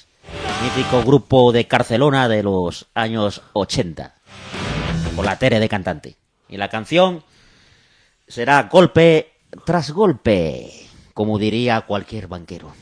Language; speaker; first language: Spanish; native; Spanish